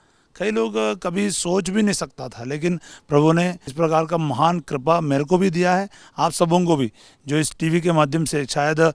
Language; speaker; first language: Hindi; native; Hindi